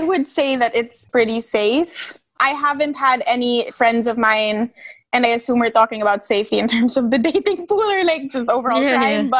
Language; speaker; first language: English; non-native, local second language; Filipino